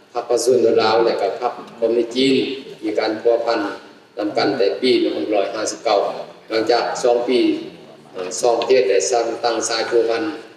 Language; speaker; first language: Lao; non-native, fluent; Chinese